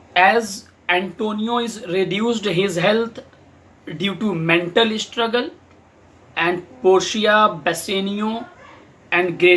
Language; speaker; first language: English; non-native, local second language; Hindi